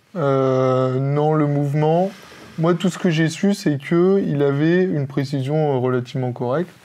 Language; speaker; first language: French; native; French